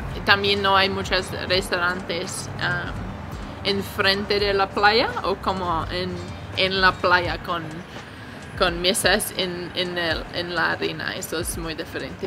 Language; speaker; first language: Spanish; non-native, learner; English